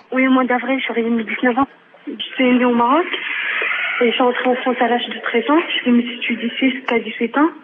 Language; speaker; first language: French; non-native, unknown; Arabic